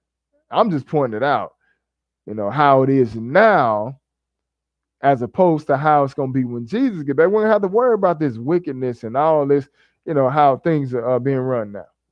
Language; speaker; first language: English; native; English